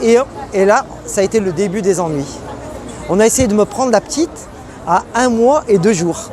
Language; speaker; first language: French; native; French